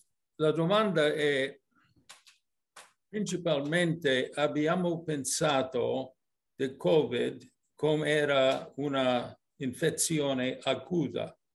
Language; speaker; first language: Italian; early bilingual, heritage; English